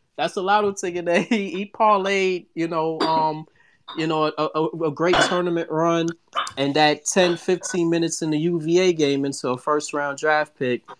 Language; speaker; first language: English; native; English